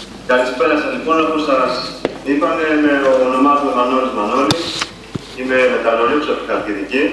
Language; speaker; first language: Greek; native; Greek